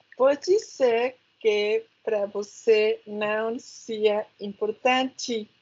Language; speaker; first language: Portuguese; non-native, learner; Spanish